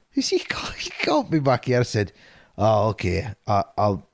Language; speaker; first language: English; native; English